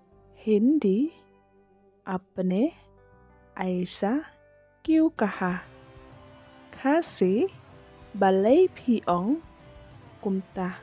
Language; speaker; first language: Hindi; non-native, local second language; Khasi